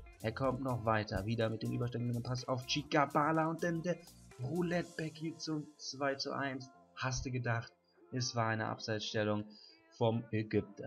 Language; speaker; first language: German; native; German